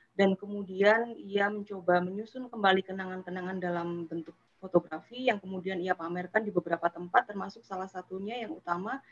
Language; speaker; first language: Indonesian; native; Indonesian